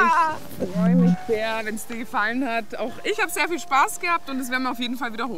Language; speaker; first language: German; native; German